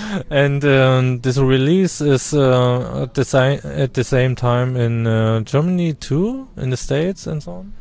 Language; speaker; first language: English; non-native, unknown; German